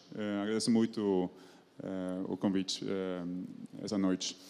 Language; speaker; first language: Portuguese; non-native, fluent; Norwegian